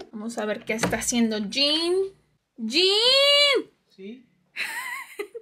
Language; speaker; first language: Spanish; non-native, fluent; Korean